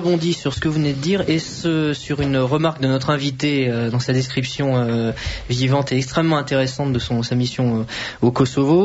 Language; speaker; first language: French; native; French